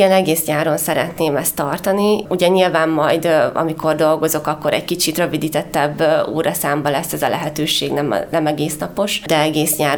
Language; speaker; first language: Hungarian; native; Hungarian